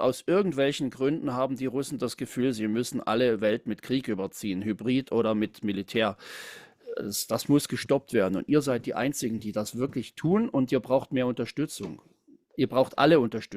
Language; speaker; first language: German; native; German